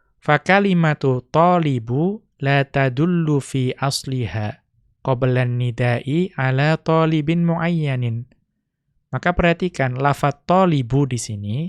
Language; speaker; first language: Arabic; non-native, fluent; Indonesian